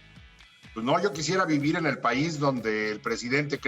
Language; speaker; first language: Spanish; native; Spanish